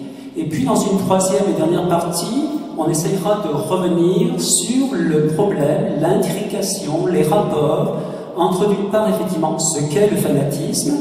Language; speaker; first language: French; native; French